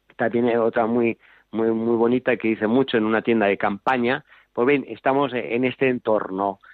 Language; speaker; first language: Spanish; native; Spanish